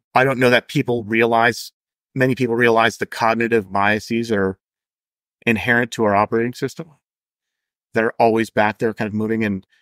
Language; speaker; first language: English; native; English